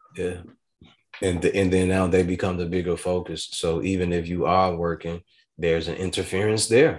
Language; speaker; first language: English; native; English